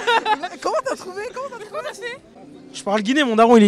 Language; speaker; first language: French; native; French